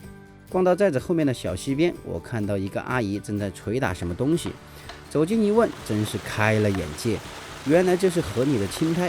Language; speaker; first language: Chinese; native; Chinese